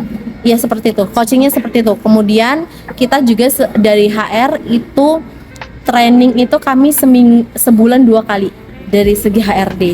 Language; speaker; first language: Indonesian; native; Indonesian